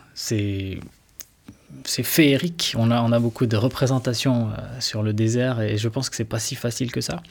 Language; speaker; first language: French; native; French